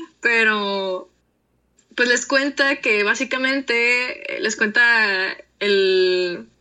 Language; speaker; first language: Spanish; native; Spanish